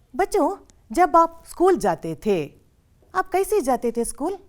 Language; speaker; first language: Hindi; non-native, local second language; Kannada